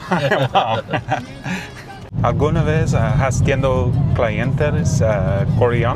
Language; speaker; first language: Spanish; non-native, learner; English